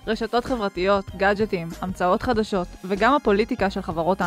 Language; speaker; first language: Hebrew; native; Hebrew